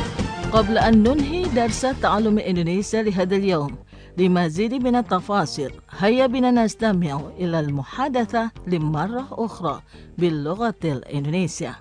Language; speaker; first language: Arabic; non-native, fluent; Indonesian